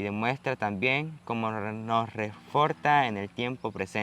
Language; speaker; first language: Spanish; native; Spanish